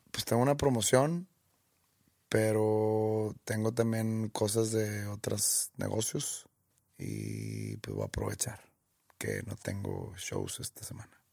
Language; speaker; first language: Spanish; native; Spanish